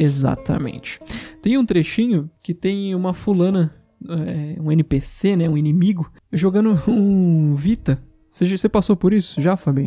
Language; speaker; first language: Portuguese; native; Portuguese